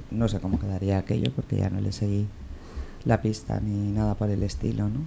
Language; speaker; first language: Spanish; native; Spanish